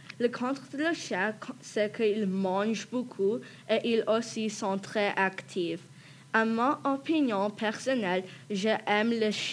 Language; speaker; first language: French; non-native, learner; English